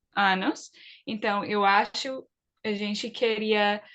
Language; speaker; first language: Portuguese; early bilingual, other home language; English